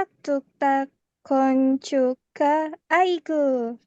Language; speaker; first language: Korean; non-native, learner; Indonesian